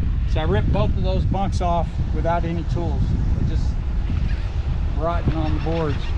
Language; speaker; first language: English; native; English